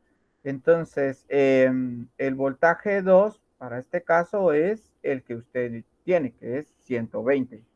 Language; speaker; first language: Spanish; native; Spanish